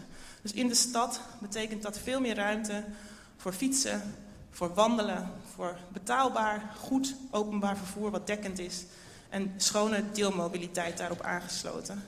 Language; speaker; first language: Dutch; native; Dutch